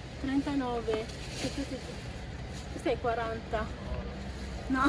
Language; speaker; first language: Italian; non-native, learner; Filipino